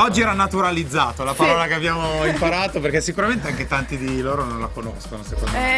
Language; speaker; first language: Italian; native; Italian